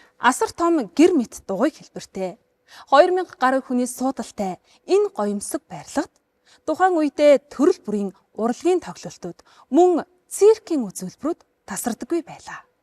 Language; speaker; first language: Mongolian; native; Mongolian